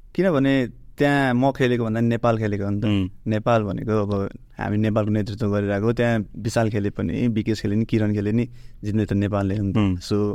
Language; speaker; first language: Nepali; native; Nepali